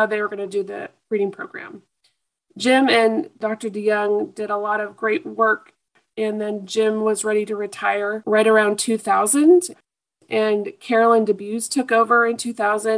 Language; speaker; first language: English; native; English